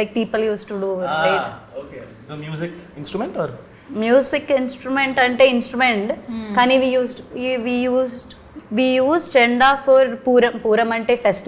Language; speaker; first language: Telugu; non-native, learner; Malayalam